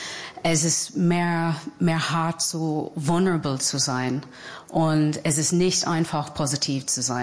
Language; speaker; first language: German; non-native, fluent; English